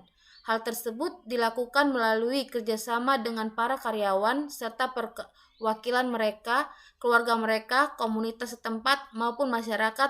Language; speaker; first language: Indonesian; native; Indonesian